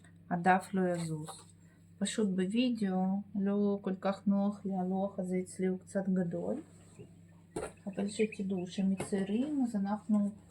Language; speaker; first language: Hebrew; non-native, fluent; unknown